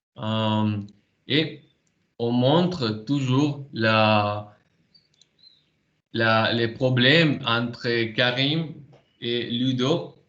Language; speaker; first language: French; non-native, fluent; Spanish